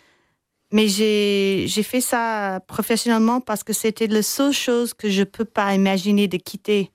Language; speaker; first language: French; non-native, fluent; English